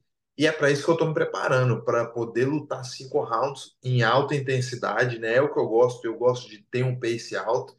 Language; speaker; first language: Portuguese; native; Portuguese